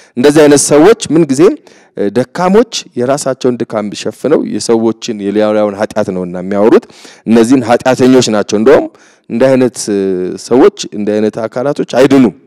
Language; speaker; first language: Amharic; native; Amharic